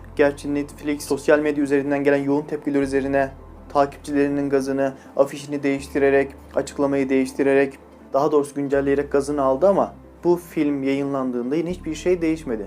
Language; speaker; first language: Turkish; native; Turkish